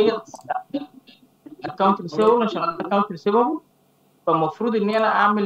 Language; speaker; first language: Arabic; native; Arabic